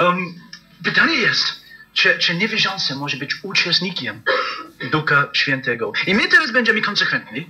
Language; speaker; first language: Polish; non-native, fluent; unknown